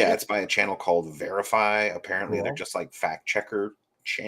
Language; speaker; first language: English; native; English